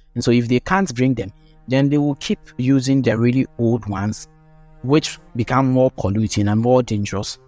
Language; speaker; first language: English; non-native, local second language; Akan